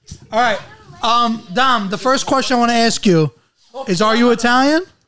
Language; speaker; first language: English; early bilingual, other home language; Italian